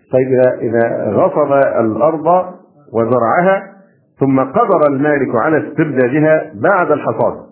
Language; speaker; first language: Arabic; native; Arabic